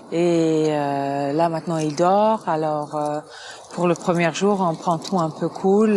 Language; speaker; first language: French; non-native, fluent; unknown